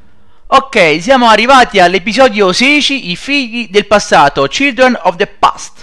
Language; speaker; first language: Italian; native; Italian